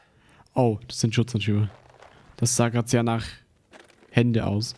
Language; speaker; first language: German; native; German